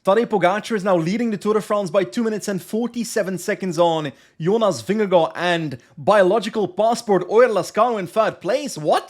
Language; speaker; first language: English; non-native, fluent; Dutch